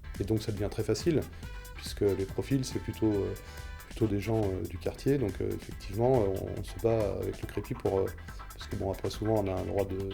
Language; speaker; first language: French; native; French